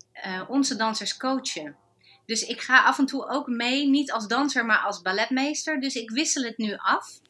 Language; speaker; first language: Dutch; non-native, fluent; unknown